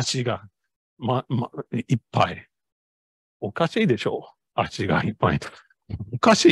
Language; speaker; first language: Japanese; non-native, learner; English